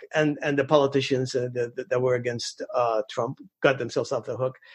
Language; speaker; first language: English; early bilingual, other home language; Spanish